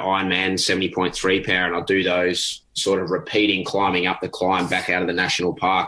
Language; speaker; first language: English; native; English